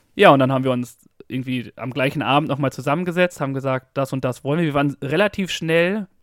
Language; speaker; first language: German; native; German